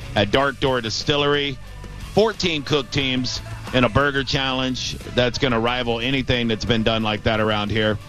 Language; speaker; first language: English; native; English